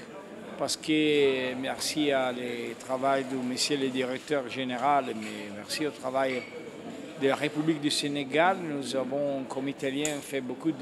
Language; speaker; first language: French; non-native, fluent; Italian